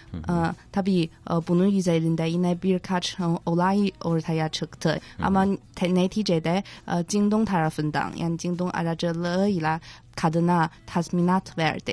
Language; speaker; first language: Turkish; non-native, fluent; Chinese